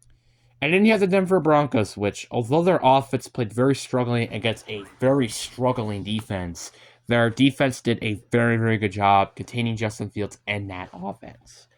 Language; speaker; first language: English; native; English